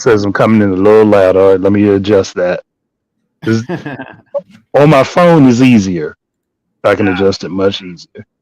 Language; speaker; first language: English; native; English